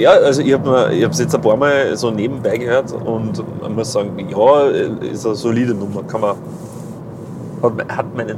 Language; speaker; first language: German; native; German